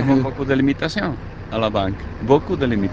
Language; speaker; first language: French; non-native, learner; Spanish